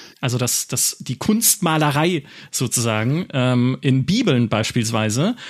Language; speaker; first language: German; native; German